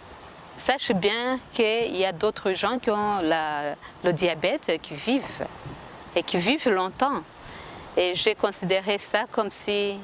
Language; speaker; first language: French; non-native, local second language; Kinyarwanda